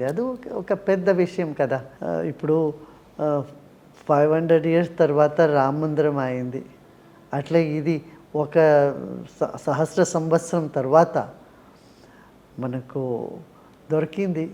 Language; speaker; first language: Telugu; non-native, local second language; Tamil